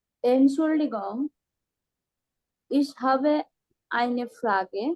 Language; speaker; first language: German; non-native, learner; Bangla